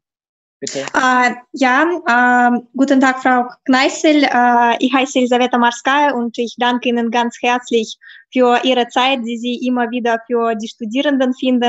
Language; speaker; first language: German; non-native, fluent; Russian